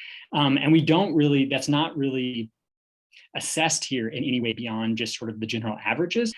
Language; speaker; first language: English; native; English